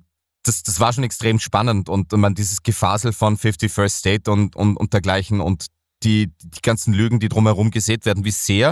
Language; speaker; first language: German; native; German